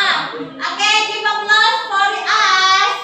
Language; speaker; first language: English; non-native, learner; Indonesian